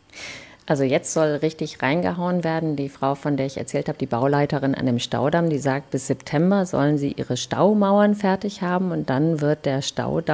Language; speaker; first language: German; native; German